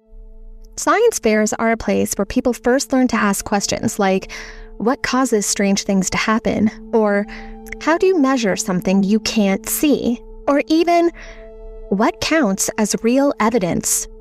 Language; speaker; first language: English; native; English